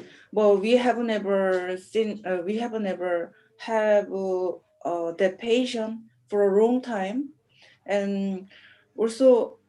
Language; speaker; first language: English; non-native, learner; Korean